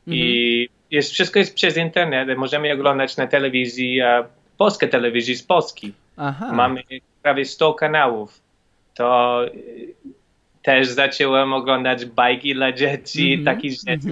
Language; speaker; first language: Polish; non-native, learner; English